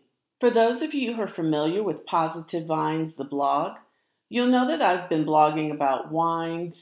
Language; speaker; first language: English; native; English